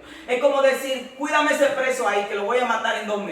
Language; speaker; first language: Spanish; native; Spanish